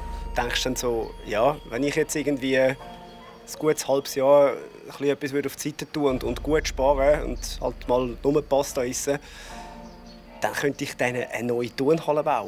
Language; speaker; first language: German; native; German